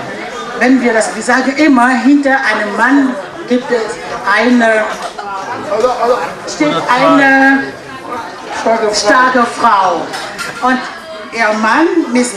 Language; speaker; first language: German; non-native, fluent; French